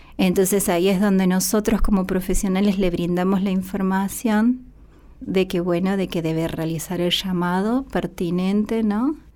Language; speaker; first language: Spanish; native; Spanish